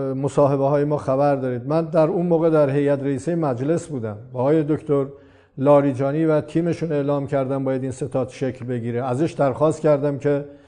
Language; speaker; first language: Persian; non-native, local second language; Azerbaijani